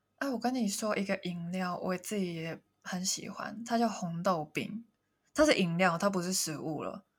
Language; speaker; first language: Chinese; non-native, local second language; Cantonese